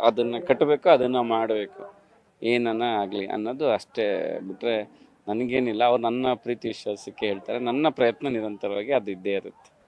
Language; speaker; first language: Kannada; native; Kannada